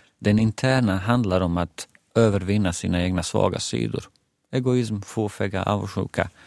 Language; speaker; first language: Swedish; non-native, fluent; Bosnian